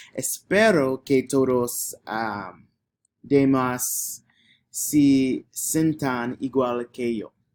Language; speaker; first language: Spanish; non-native, learner; English